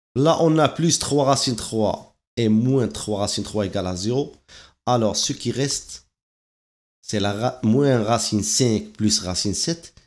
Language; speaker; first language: French; non-native, local second language; Arabic